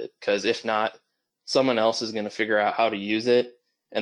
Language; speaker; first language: English; native; English